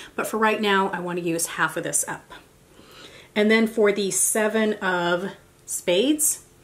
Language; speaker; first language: English; native; English